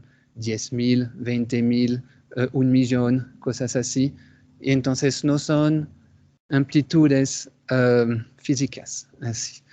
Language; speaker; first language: Spanish; non-native, fluent; French